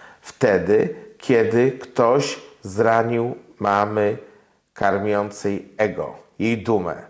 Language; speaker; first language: Polish; native; Polish